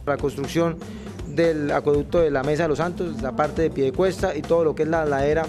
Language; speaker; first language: Spanish; native; Spanish